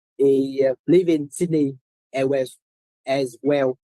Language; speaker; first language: English; non-native, learner; Vietnamese